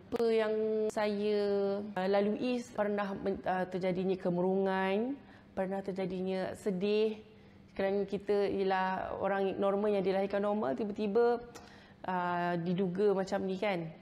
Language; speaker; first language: Malay; native; Malay